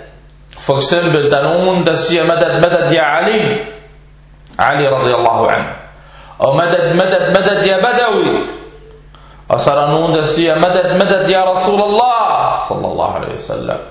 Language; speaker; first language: Danish; non-native, fluent; Arabic